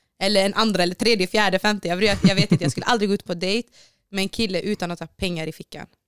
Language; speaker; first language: Swedish; early bilingual, other home language; Baluchi